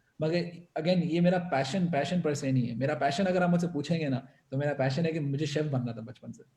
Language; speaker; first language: Urdu; native; Urdu